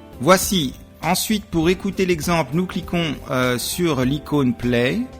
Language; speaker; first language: French; native; French